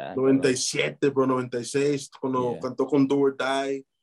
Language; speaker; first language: Spanish; early bilingual, heritage; Spanish